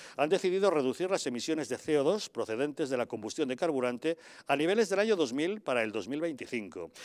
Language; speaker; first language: Spanish; native; Spanish